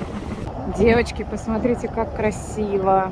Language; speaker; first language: Russian; native; Russian